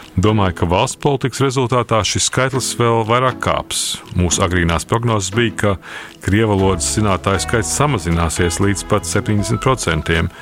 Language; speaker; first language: Latvian; native; Latvian